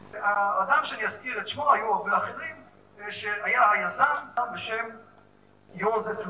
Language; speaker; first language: Hebrew; native; Hebrew